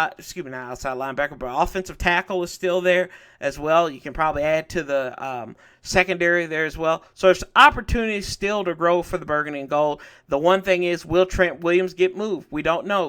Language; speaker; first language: English; native; English